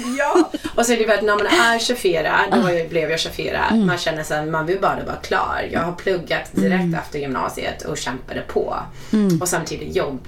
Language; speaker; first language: Swedish; non-native, fluent; English